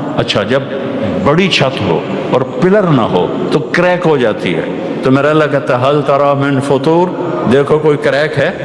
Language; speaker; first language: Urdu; non-native, local second language; Punjabi